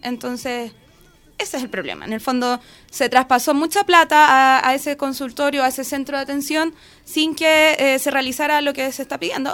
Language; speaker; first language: Spanish; native; Spanish